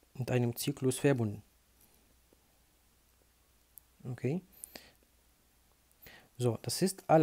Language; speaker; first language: German; non-native, fluent; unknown